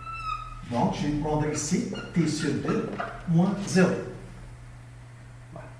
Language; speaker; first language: French; non-native, local second language; Arabic